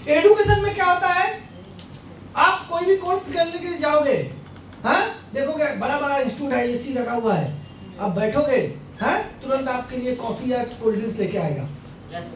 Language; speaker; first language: Hindi; non-native, local second language; Bangla